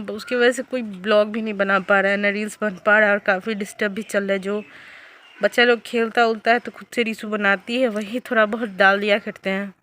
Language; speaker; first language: Hindi; native; Hindi